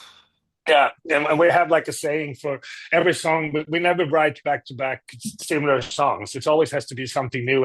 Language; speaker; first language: English; non-native, fluent; Swedish